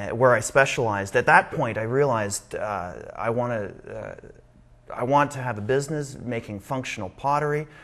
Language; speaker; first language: English; native; English